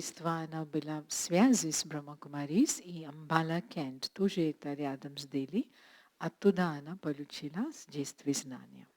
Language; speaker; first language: Russian; non-native, learner; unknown